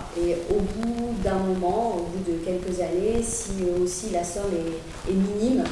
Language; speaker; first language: French; native; French